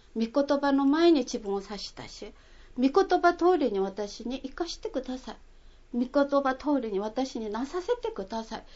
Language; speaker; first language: Japanese; non-native, fluent; Korean